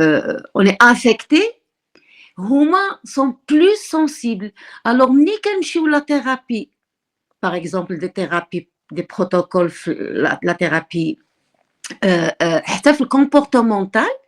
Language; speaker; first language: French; non-native, local second language; Arabic